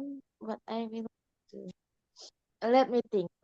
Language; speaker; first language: English; non-native, learner; Indonesian